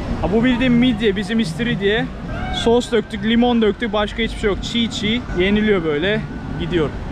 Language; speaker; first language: Turkish; native; Turkish